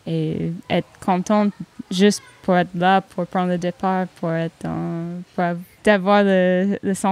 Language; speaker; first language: French; non-native, fluent; English